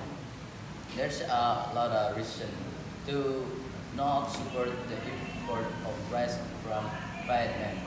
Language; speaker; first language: English; non-native, learner; Indonesian